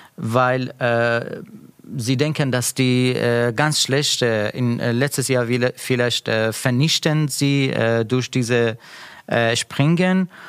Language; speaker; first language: German; non-native, learner; Persian